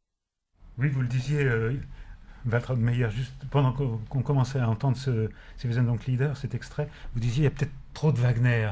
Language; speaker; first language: French; native; French